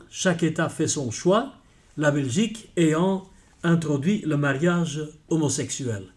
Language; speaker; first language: French; non-native, local second language; Dutch